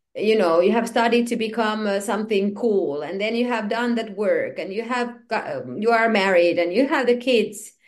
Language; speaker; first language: English; non-native, fluent; Finnish